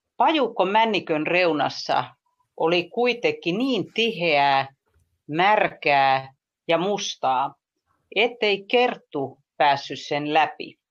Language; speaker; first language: Finnish; native; Finnish